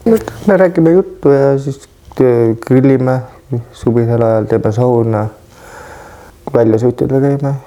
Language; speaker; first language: Estonian; native; Estonian